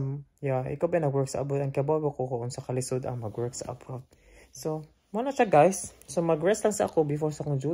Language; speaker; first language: Cebuano; non-native, local second language; Filipino